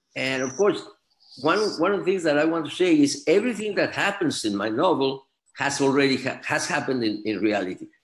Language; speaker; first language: English; non-native, fluent; Spanish